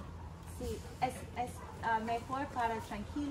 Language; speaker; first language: Spanish; non-native, learner; English